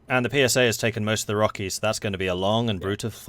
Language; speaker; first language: English; native; English